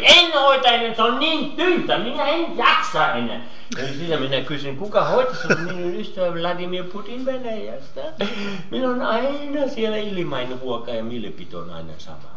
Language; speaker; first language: Finnish; non-native, learner; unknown